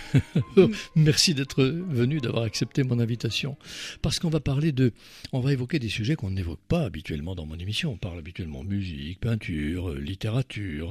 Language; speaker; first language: French; native; French